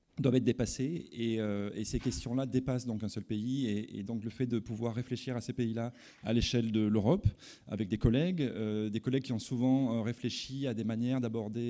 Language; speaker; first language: French; native; French